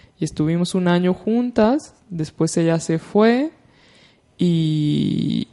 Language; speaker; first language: Spanish; native; Spanish